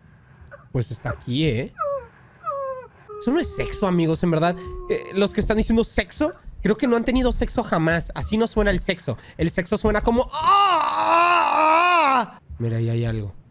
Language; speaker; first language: Spanish; native; Spanish